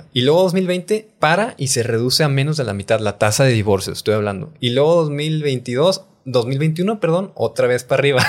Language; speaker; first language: Spanish; native; Spanish